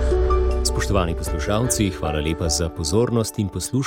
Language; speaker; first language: Slovenian; native; Slovenian